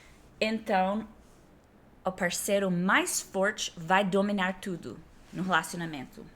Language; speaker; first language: Portuguese; non-native, fluent; English